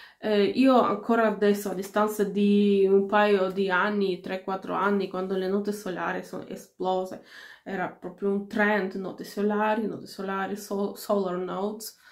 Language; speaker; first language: Italian; non-native, fluent; Finnish